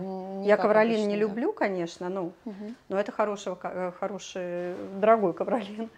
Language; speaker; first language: Russian; native; Russian